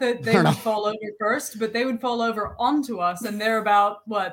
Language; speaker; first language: English; non-native, local second language; Cantonese